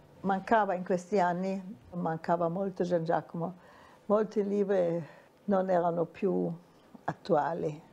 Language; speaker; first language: Italian; non-native, fluent; German